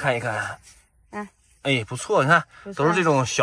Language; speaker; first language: Chinese; native; Chinese